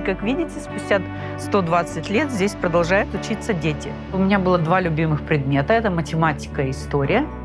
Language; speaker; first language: Russian; non-native, local second language; Gagauz